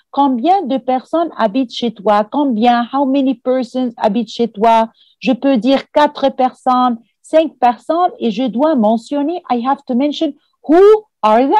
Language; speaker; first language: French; non-native, fluent; Arabic